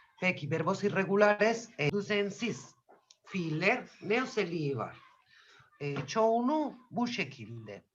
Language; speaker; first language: Turkish; non-native, fluent; Spanish